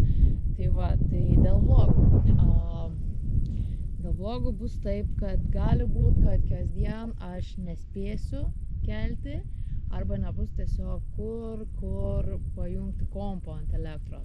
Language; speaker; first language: Lithuanian; native; Lithuanian